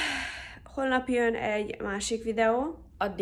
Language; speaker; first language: Hungarian; non-native, fluent; English